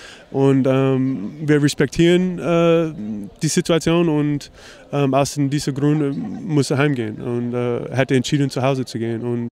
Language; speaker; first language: German; non-native, fluent; English